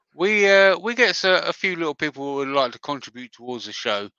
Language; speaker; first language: English; native; English